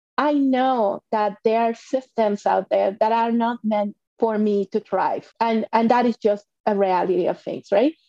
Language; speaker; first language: English; non-native, fluent; Spanish